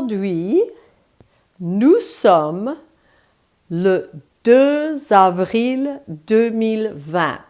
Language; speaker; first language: French; non-native, fluent; English